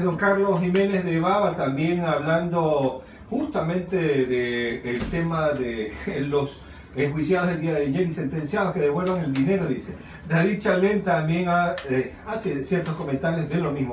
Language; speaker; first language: Spanish; native; Spanish